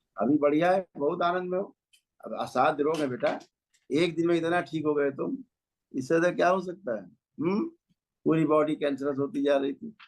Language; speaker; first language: Hindi; native; Hindi